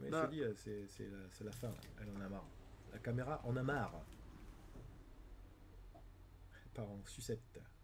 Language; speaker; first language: French; native; French